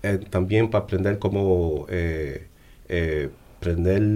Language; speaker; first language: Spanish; early bilingual, heritage; English